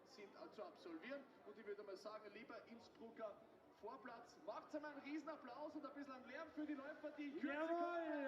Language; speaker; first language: German; native; German